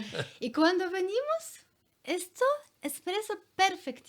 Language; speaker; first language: Spanish; non-native, learner; Ukrainian